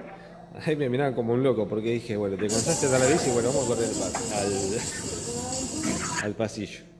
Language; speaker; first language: Spanish; native; Spanish